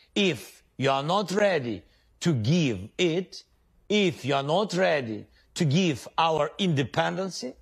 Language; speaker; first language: English; non-native, learner; Russian